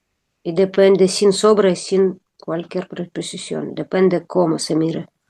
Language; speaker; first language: Spanish; non-native, learner; Russian